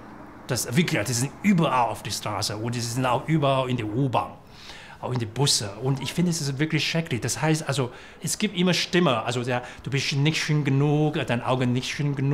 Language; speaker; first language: German; non-native, fluent; Chinese